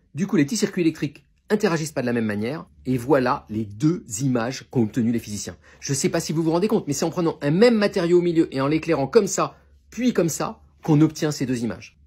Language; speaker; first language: French; native; French